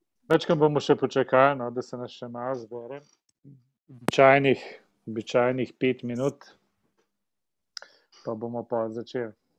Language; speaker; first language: Slovenian; native; Slovenian